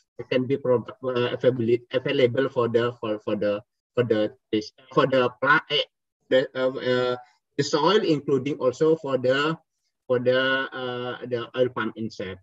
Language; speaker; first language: English; non-native, fluent; Indonesian